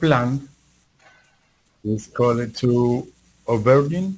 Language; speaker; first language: English; non-native, learner; Spanish